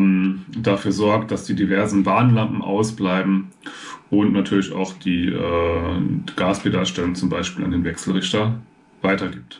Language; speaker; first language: German; native; German